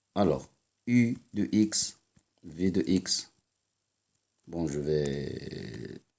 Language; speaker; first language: French; non-native, local second language; Arabic